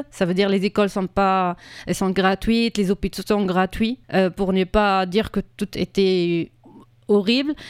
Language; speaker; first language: French; non-native, fluent; Arabic